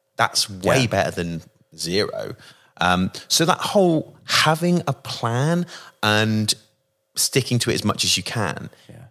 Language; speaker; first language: English; native; English